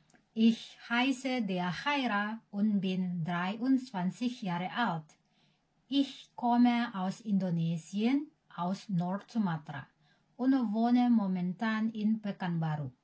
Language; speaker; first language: German; non-native, learner; Indonesian